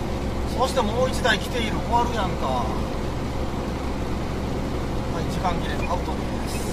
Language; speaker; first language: Japanese; native; Japanese